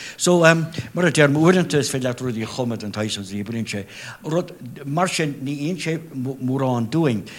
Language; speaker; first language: Irish; non-native, local second language; English